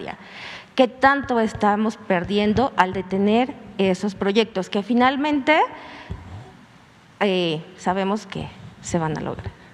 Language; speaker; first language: Spanish; native; Spanish